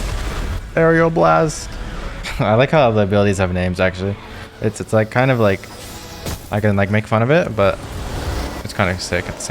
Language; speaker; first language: English; native; English